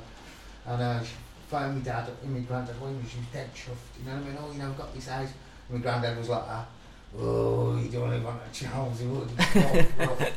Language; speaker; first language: English; native; English